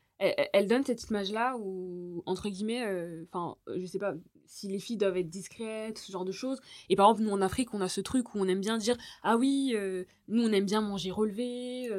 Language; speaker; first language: French; early bilingual, other home language; Lingala